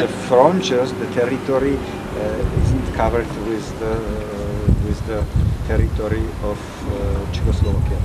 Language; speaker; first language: English; non-native, fluent; Czech